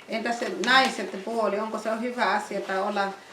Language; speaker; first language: Finnish; non-native, fluent; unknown